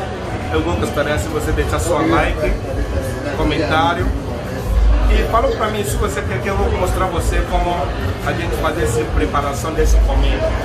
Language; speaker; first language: Portuguese; non-native, learner; Igbo